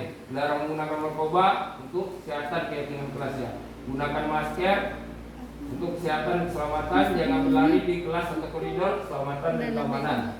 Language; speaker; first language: Indonesian; native; Indonesian